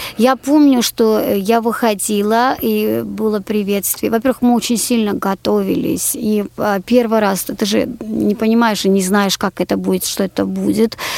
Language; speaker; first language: Russian; non-native, local second language; Georgian